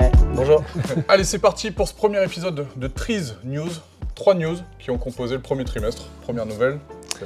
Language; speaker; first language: French; native; French